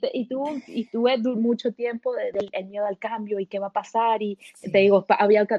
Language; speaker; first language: Spanish; native; Spanish